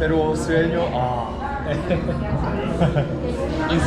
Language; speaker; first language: Spanish; non-native, learner; Korean